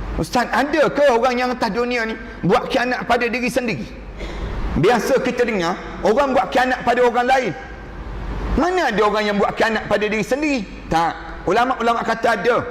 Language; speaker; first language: Malay; native; Malay